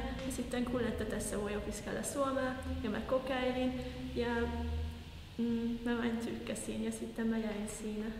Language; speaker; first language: Finnish; non-native, fluent; Hungarian